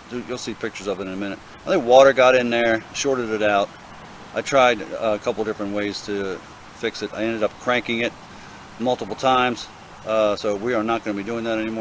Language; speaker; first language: English; native; English